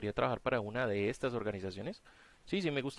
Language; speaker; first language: Spanish; native; Spanish